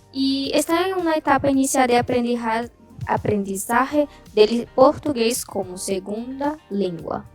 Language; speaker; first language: Spanish; non-native, learner; Portuguese